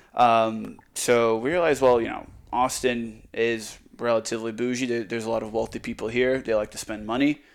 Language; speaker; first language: English; non-native, fluent; Croatian